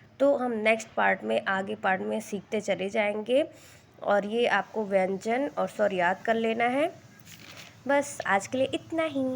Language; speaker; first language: Hindi; native; Hindi